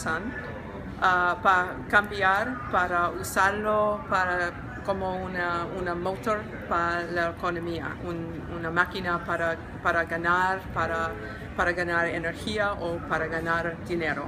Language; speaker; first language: Spanish; non-native, learner; English